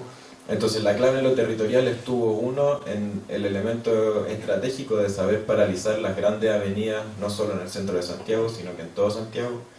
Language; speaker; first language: Spanish; native; Spanish